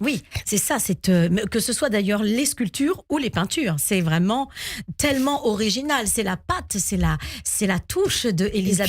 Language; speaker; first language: French; native; French